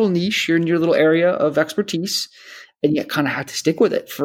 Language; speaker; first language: English; native; English